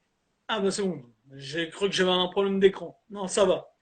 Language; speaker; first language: French; native; French